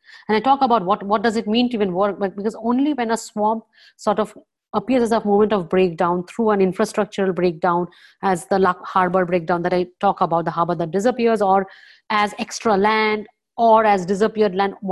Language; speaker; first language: English; non-native, local second language; Bangla